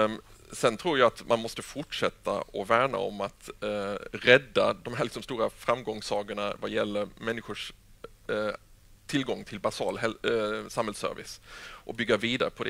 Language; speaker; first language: Swedish; native; Swedish